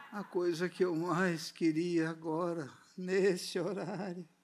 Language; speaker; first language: Portuguese; native; Portuguese